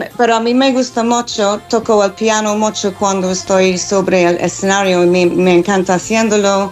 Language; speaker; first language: Spanish; non-native, fluent; English